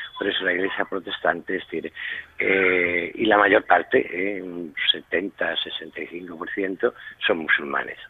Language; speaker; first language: Spanish; native; Spanish